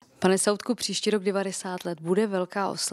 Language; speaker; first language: Czech; native; Czech